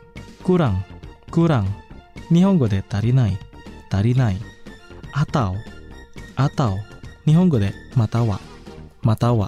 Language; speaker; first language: Japanese; non-native, fluent; Indonesian